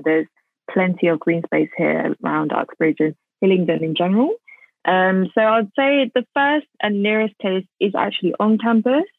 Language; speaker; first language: English; native; English